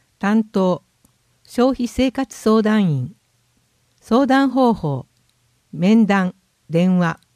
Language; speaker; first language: Japanese; native; Japanese